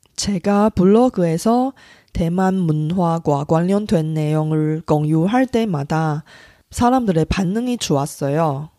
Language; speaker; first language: Korean; non-native, fluent; Chinese